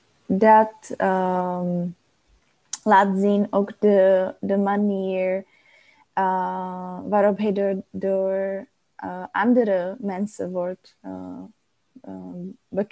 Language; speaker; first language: Dutch; non-native, learner; Czech